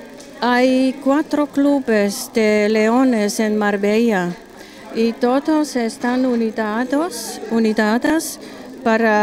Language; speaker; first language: Spanish; non-native, learner; German